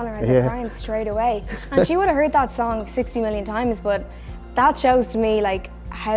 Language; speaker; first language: English; native; English